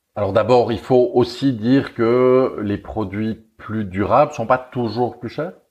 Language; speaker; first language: French; native; French